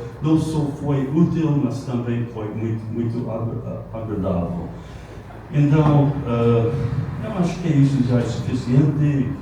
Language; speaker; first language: Portuguese; non-native, fluent; English